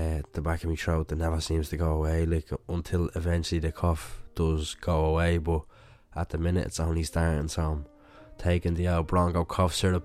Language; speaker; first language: English; native; English